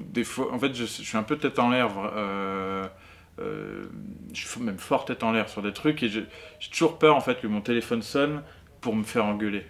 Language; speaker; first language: French; native; French